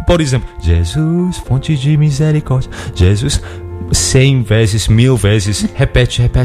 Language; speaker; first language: Portuguese; non-native, learner; Korean